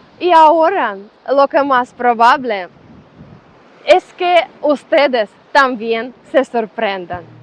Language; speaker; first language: Spanish; non-native, learner; Ukrainian